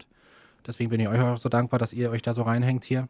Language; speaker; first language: German; native; German